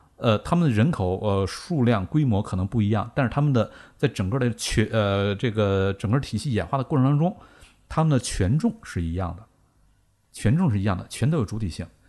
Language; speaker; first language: Chinese; native; Chinese